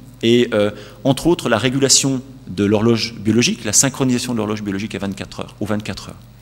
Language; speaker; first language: French; native; French